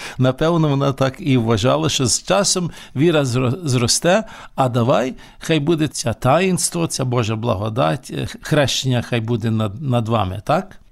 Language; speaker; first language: Ukrainian; early bilingual, heritage; Ukrainian